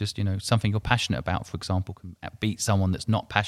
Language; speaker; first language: English; native; English